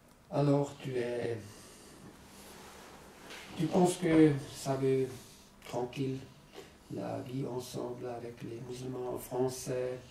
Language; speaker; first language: French; non-native, learner; German